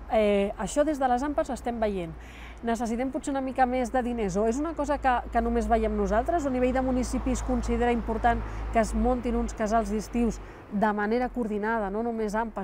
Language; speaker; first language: Catalan; native; Catalan